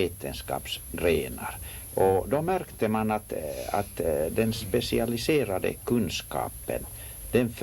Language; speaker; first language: Swedish; non-native, local second language; Finnish